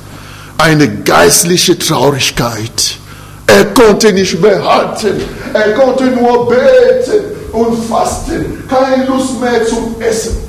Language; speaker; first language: German; non-native, fluent; French